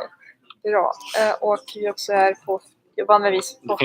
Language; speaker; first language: Swedish; non-native, learner; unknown